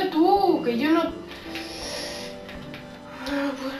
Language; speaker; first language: Spanish; native; Spanish